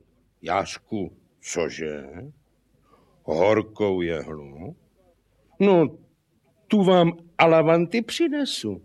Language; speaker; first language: Czech; native; Czech